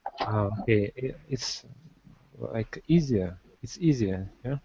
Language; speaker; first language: English; non-native, learner; Russian